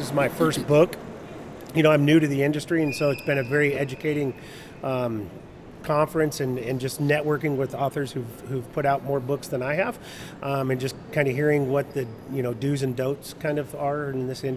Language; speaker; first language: English; native; English